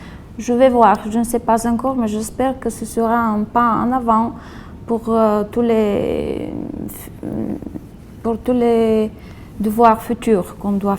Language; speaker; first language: French; non-native, fluent; Bulgarian